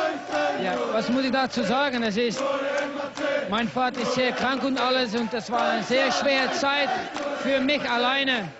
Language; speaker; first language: German; non-native, fluent; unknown